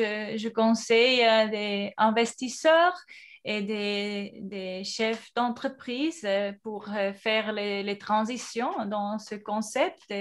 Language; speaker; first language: French; non-native, fluent; Spanish